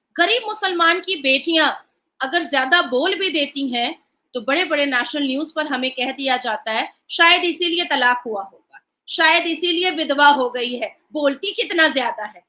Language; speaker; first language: Hindi; native; Hindi